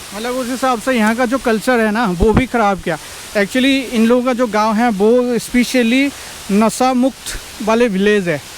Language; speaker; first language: Hindi; non-native, local second language; Assamese